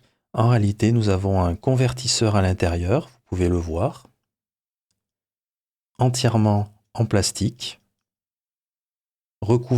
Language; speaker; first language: French; native; French